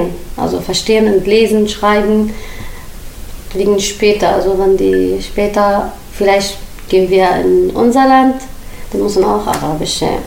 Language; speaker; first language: German; non-native, learner; Arabic